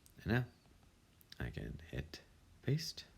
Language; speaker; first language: English; native; English